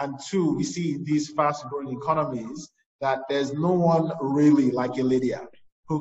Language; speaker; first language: English; non-native, local second language; Yoruba